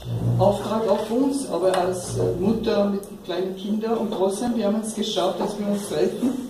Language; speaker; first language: German; non-native, fluent; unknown